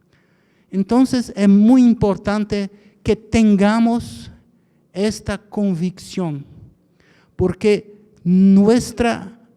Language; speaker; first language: Spanish; non-native, fluent; Portuguese